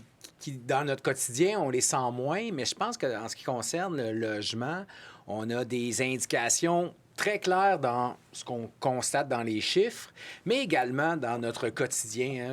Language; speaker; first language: French; native; French